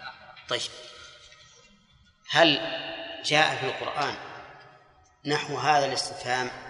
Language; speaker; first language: Arabic; native; Arabic